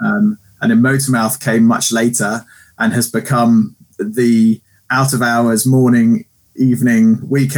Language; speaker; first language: English; native; English